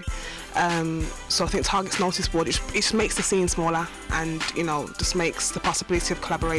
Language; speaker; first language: English; native; English